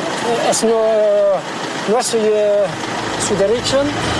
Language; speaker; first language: Spanish; non-native, learner; French